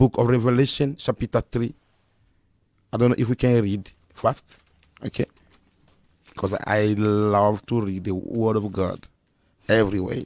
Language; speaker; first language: English; non-native, fluent; Lingala